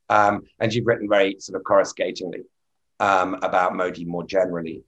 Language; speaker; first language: English; native; English